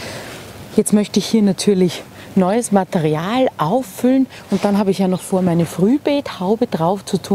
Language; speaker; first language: German; native; German